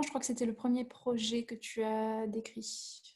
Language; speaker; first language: French; native; French